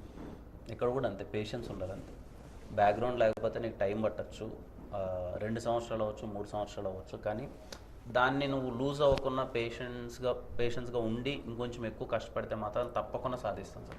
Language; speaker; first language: Telugu; native; Telugu